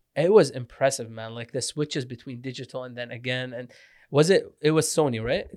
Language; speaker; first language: English; non-native, fluent; Arabic